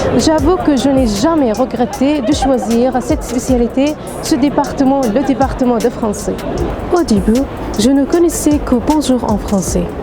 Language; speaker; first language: French; non-native, fluent; Arabic